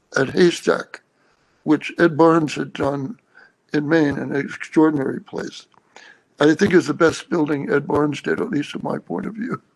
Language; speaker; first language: English; native; English